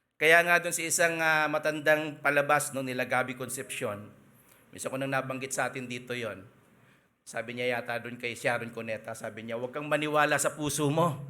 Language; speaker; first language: Filipino; native; Filipino